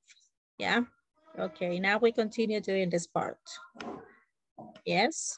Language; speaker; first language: English; non-native, learner; Spanish